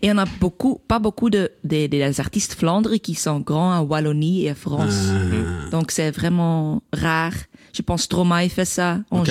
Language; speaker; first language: French; non-native, local second language; Dutch